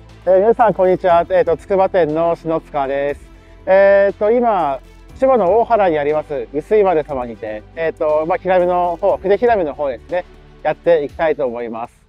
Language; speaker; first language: Japanese; native; Japanese